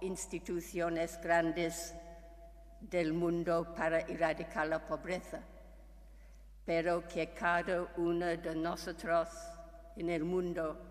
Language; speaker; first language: Spanish; non-native, fluent; English